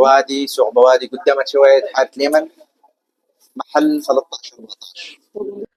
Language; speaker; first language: Arabic; non-native, learner; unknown